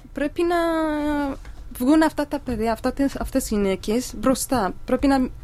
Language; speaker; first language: Greek; non-native, learner; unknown